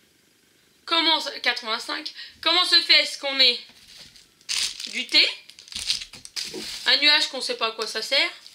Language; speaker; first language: French; native; French